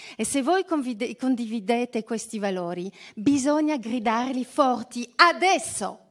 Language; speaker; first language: Italian; early bilingual, heritage; French